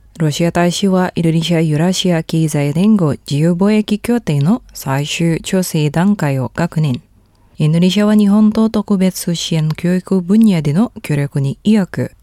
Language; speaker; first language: Japanese; non-native, fluent; Indonesian